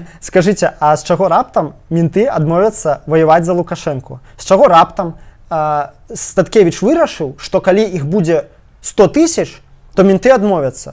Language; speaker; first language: Belarusian; non-native, local second language; Russian